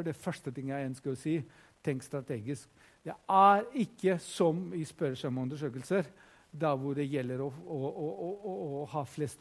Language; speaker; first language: Norwegian; non-native, fluent; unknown